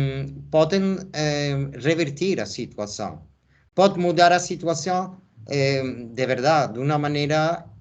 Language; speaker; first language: Portuguese; non-native, fluent; Spanish